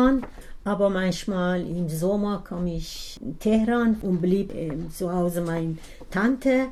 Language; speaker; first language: German; non-native, learner; Persian